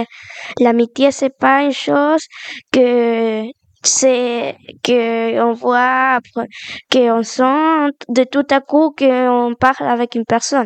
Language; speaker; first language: French; non-native, learner; Spanish